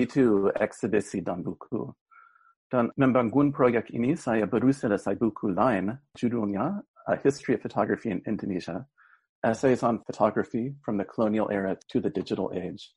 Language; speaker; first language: Indonesian; non-native, learner; English